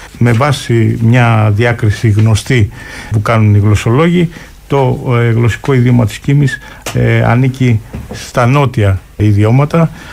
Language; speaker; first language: Greek; native; Greek